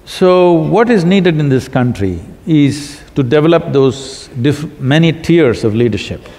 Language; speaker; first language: English; non-native, local second language; Kannada